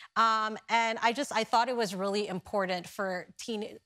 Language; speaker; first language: English; native; English